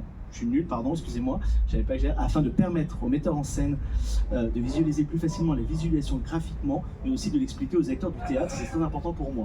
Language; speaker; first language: French; native; French